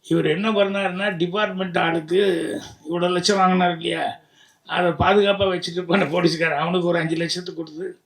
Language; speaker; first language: Tamil; native; Tamil